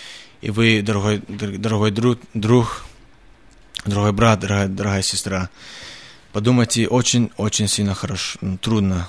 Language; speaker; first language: Russian; early bilingual, heritage; Russian